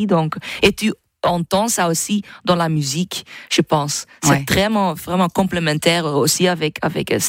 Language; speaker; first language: French; non-native, local second language; Dutch